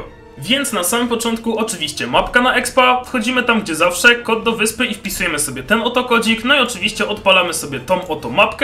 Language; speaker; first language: Polish; native; Polish